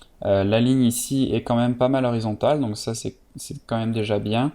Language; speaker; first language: French; native; French